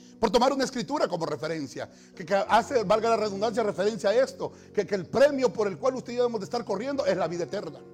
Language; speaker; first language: Spanish; native; Spanish